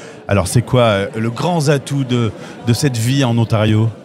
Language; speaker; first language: French; native; French